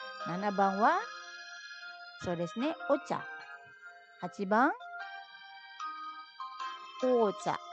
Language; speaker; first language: Japanese; non-native, fluent; Indonesian